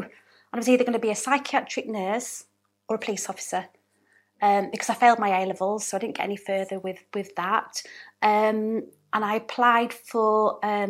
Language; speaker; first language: English; native; English